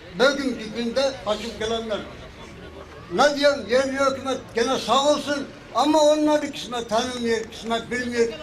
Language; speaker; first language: Turkish; early bilingual, heritage; Turkish